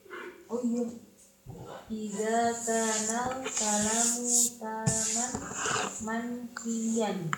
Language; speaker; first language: Arabic; non-native, learner; Indonesian